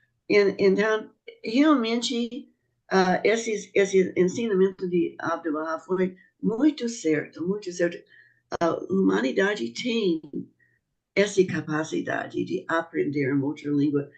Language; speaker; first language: Portuguese; non-native, fluent; English